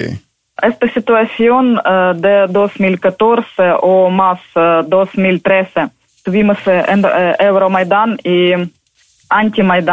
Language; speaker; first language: Spanish; non-native, fluent; Ukrainian